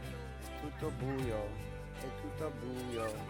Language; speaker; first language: Italian; non-native, fluent; English